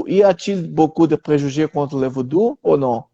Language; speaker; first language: French; non-native, learner; Portuguese